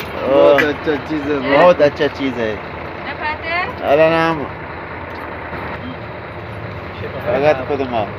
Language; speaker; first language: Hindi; non-native, learner; Baluchi